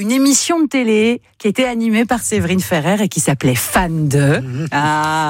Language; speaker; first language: French; native; French